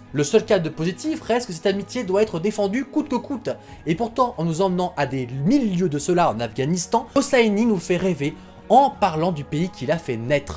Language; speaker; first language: French; native; French